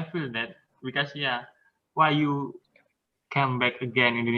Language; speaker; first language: English; non-native, learner; Indonesian